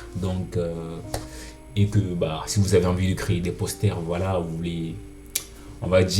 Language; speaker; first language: French; native; French